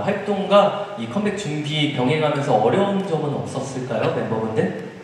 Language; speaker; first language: Korean; native; Korean